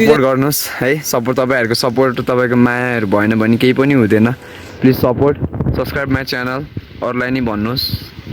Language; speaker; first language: Nepali; native; Nepali